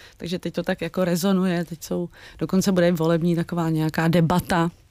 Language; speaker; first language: Czech; native; Czech